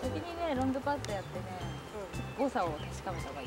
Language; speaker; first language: Japanese; native; Japanese